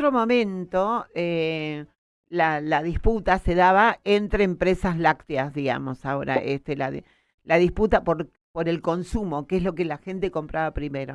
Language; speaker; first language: Spanish; native; Spanish